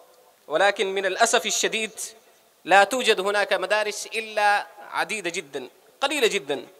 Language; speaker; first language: Arabic; non-native, fluent; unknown